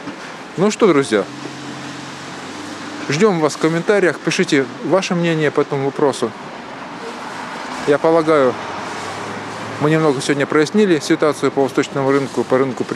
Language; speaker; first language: Russian; native; Russian